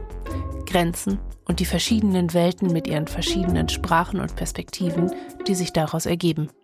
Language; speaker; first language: German; native; German